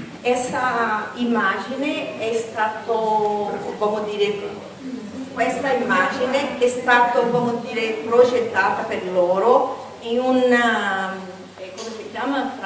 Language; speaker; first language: Italian; non-native, learner; Portuguese